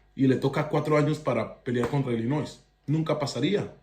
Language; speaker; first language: Spanish; early bilingual, heritage; Spanish